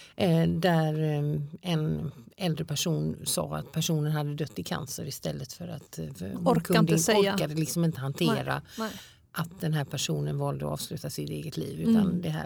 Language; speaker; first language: Swedish; native; Swedish